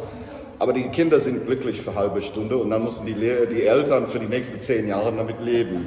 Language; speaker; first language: German; non-native, fluent; English